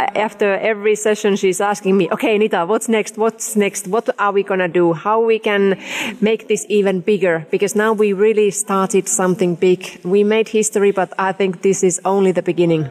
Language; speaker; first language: English; non-native, fluent; Finnish